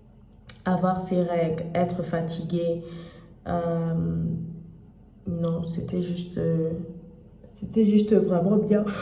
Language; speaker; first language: French; non-native, fluent; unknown